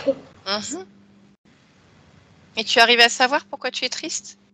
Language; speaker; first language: French; native; French